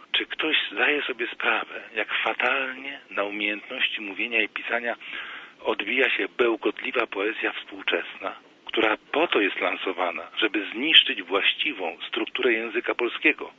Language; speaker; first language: Polish; native; Polish